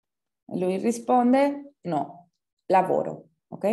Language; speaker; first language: Italian; non-native, fluent; Spanish